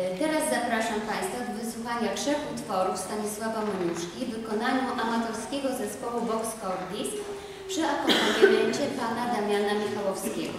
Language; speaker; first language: Polish; native; Polish